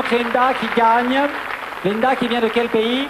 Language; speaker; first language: French; native; French